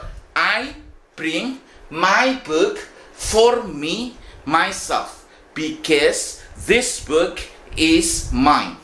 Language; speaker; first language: English; non-native, fluent; Indonesian